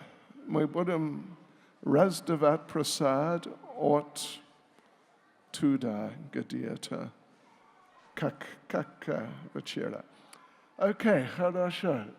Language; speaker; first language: Russian; non-native, learner; English